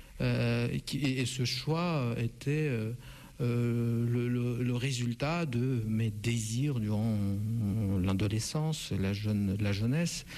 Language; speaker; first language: French; non-native, fluent; Russian